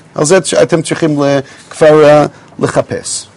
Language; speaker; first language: Hebrew; non-native, fluent; English